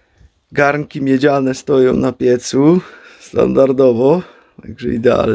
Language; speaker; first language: Polish; native; Polish